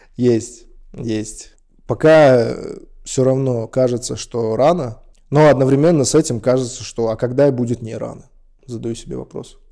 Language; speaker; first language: Russian; non-native, local second language; Uzbek